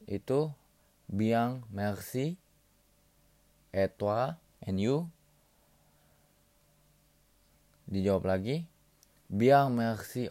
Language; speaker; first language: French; non-native, learner; Indonesian